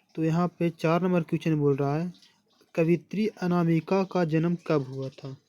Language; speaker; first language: Hindi; native; Hindi